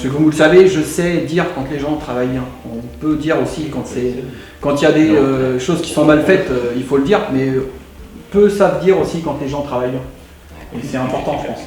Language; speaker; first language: French; native; French